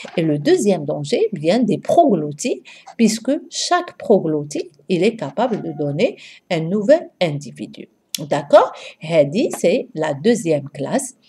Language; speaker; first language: French; non-native, local second language; Arabic